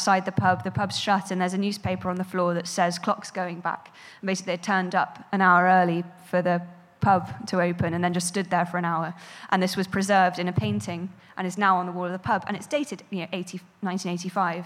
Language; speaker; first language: English; native; English